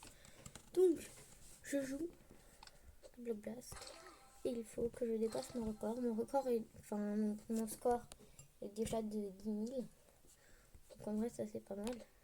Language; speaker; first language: French; native; French